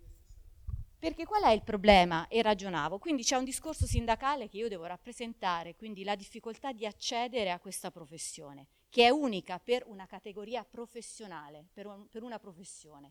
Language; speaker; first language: Italian; native; Italian